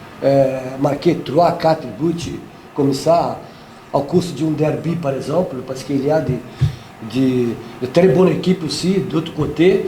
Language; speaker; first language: French; non-native, fluent; Portuguese